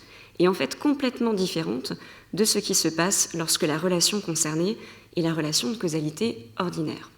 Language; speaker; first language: French; native; French